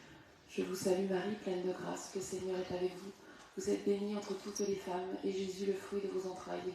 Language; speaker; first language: French; native; French